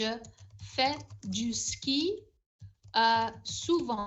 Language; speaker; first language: French; non-native, fluent; English